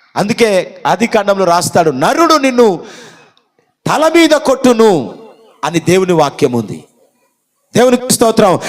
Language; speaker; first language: Telugu; non-native, local second language; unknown